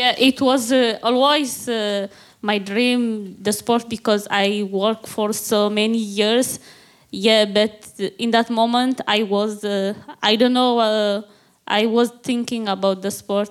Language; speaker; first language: English; non-native, learner; Tigrinya